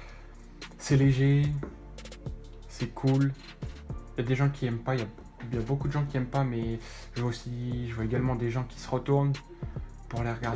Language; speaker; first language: French; native; French